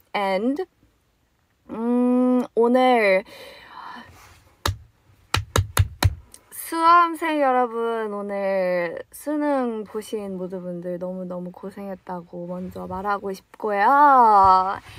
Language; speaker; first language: Korean; early bilingual, other home language; English